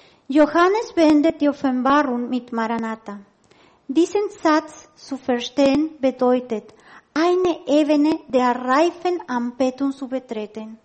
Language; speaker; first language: German; non-native, learner; Spanish